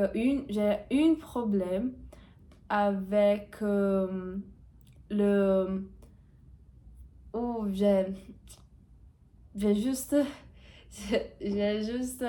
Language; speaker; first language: French; non-native, learner; Portuguese